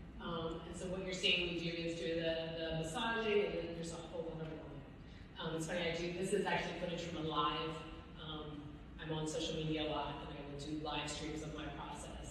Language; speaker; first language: English; native; English